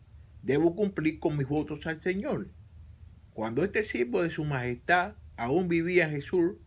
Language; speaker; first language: Spanish; native; Spanish